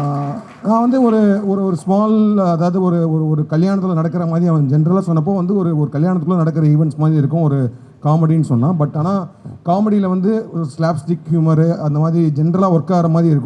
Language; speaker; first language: Tamil; native; Tamil